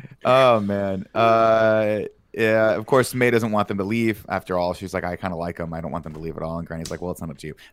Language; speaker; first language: English; native; English